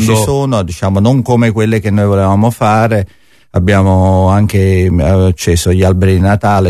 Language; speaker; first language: Italian; native; Italian